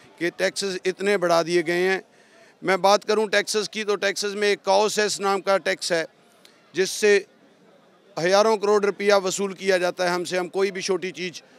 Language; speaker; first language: Hindi; non-native, local second language; Punjabi